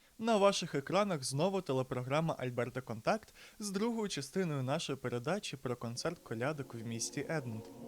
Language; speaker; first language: Ukrainian; native; Ukrainian